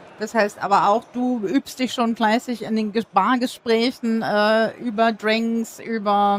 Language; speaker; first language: German; native; German